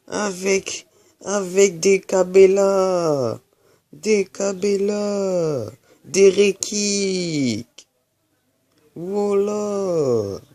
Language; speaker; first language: French; native; French